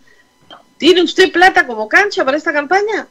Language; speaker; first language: Spanish; native; Spanish